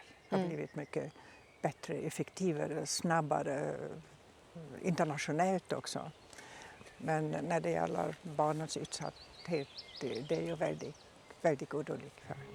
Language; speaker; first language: Swedish; non-native, fluent; German